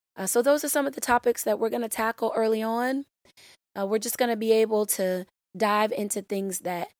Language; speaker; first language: English; native; English